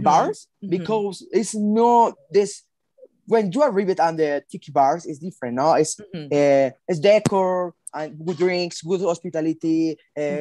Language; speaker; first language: English; non-native, learner; Spanish